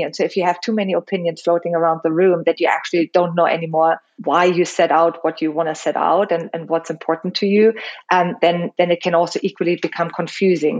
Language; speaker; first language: English; non-native, fluent; German